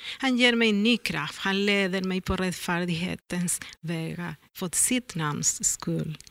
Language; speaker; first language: Swedish; non-native, learner; Spanish